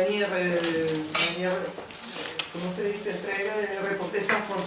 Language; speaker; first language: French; non-native, learner; Spanish